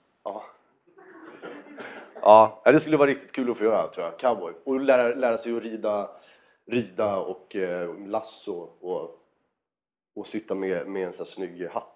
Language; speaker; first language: Swedish; native; Swedish